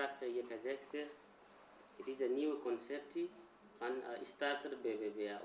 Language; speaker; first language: Dutch; non-native, learner; Nepali